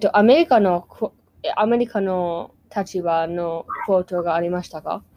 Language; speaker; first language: Japanese; non-native, learner; English